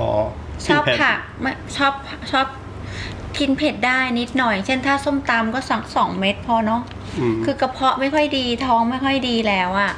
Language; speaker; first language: Thai; native; Thai